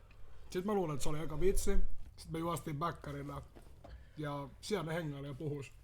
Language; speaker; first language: Finnish; native; Finnish